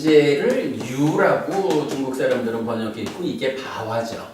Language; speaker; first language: Korean; native; Korean